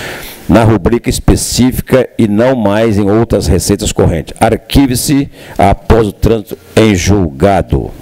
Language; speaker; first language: Portuguese; native; Portuguese